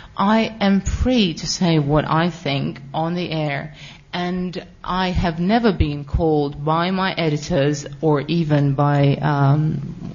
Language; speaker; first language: English; non-native, fluent; Russian